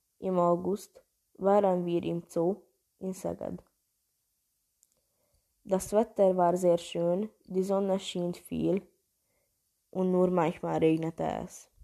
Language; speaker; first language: German; non-native, learner; Hungarian